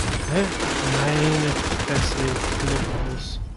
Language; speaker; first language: German; native; German